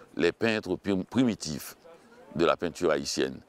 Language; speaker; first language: French; native; French